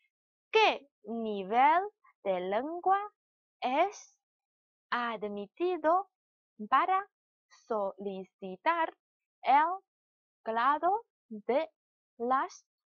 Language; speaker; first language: Spanish; non-native, fluent; Chinese